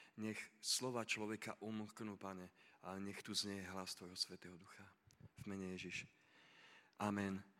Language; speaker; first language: Slovak; native; Slovak